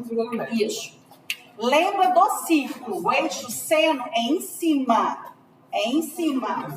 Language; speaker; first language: Portuguese; native; Portuguese